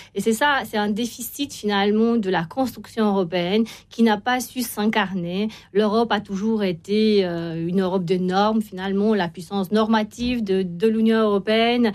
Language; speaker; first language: French; non-native, fluent; Romanian